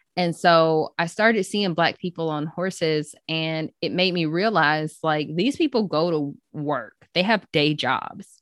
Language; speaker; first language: English; native; English